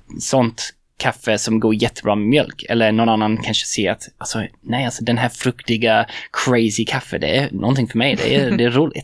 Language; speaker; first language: Swedish; non-native, fluent; English